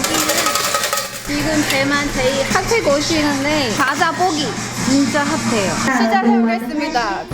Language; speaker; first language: Korean; non-native, fluent; Chinese